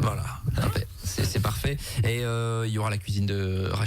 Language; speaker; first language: French; native; French